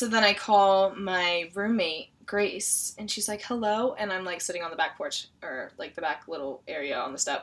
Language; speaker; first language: English; native; English